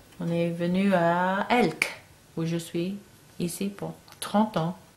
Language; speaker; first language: French; non-native, learner; English